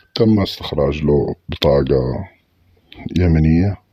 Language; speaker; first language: Arabic; native; Arabic